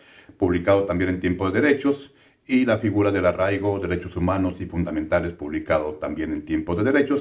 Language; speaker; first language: Spanish; native; Spanish